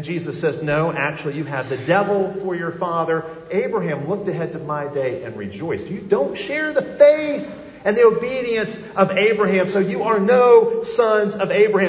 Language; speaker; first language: English; native; English